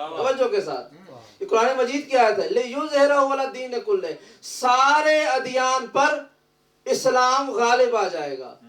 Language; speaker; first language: Urdu; native; Urdu